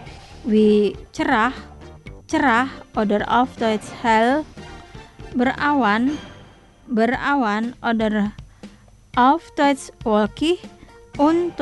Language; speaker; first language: German; non-native, fluent; Indonesian